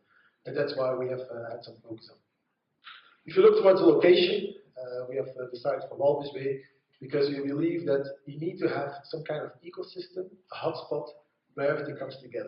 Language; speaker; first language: English; non-native, fluent; Dutch